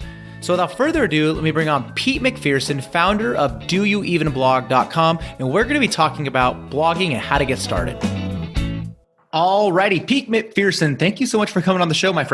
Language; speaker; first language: English; native; English